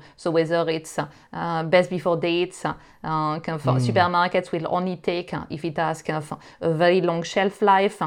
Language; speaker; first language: English; non-native, fluent; French